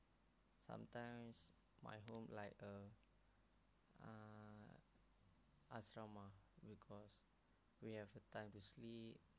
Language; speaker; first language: English; non-native, learner; Malay